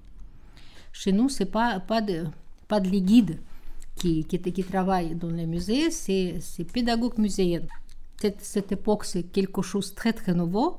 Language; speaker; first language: French; non-native, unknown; Russian